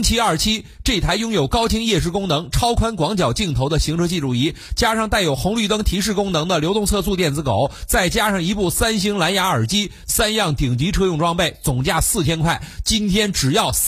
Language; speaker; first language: Chinese; native; Chinese